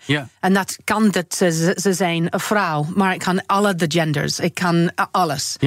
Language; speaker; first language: Dutch; non-native, learner; English